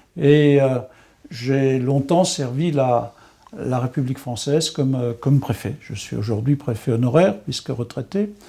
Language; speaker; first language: French; non-native, local second language; Swiss German